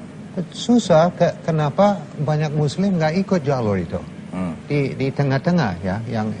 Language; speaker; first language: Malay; non-native, fluent; English